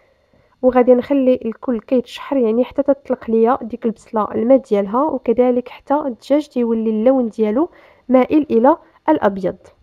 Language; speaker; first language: Arabic; native; Arabic